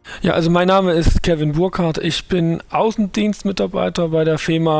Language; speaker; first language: German; native; German